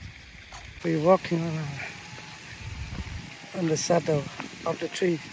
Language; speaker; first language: English; non-native, learner; Vietnamese